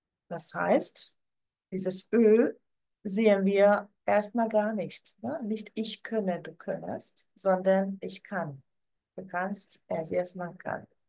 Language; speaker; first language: German; non-native, fluent; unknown